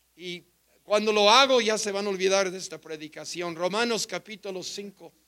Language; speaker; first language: Spanish; non-native, fluent; English